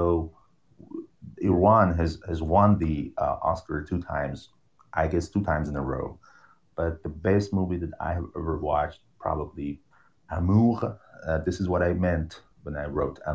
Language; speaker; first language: English; non-native, fluent; Persian